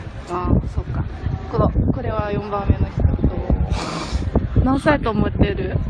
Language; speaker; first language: Japanese; non-native, learner; Chinese